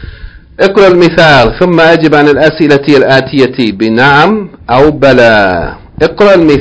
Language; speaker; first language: Arabic; non-native, fluent; English